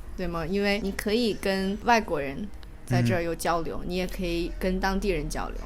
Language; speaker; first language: Chinese; native; Chinese